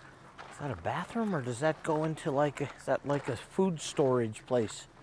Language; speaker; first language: English; native; English